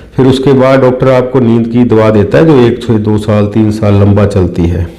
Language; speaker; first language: Hindi; non-native, local second language; Punjabi